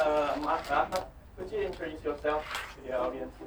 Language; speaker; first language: English; non-native, fluent; Indonesian